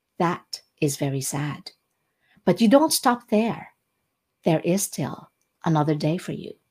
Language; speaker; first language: English; non-native, local second language; Cebuano